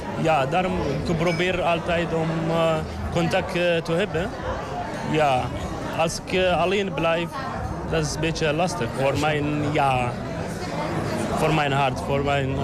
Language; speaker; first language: Dutch; non-native, learner; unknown